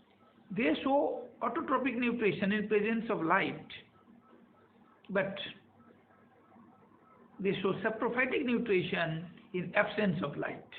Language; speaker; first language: English; non-native, local second language; Bangla